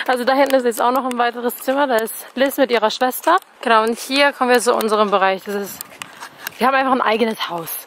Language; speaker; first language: German; native; German